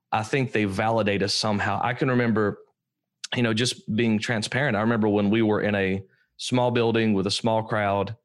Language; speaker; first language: English; native; English